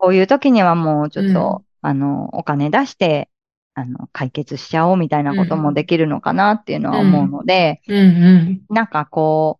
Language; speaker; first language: Japanese; native; Japanese